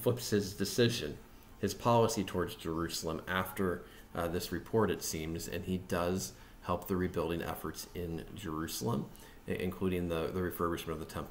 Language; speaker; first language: English; native; English